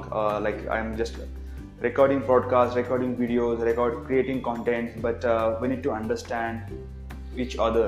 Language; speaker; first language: English; non-native, local second language; Marathi